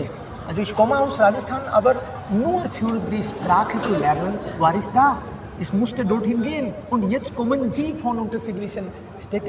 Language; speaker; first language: German; non-native, fluent; Hindi